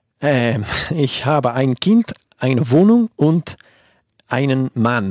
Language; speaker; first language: German; non-native, learner; Spanish